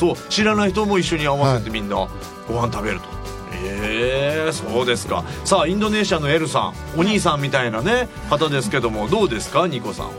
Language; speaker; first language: Japanese; native; Japanese